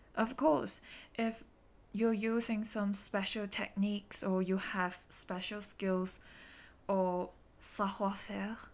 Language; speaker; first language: English; non-native, local second language; Cantonese